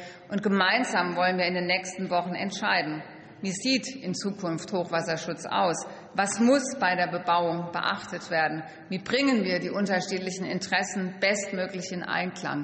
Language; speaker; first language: German; native; German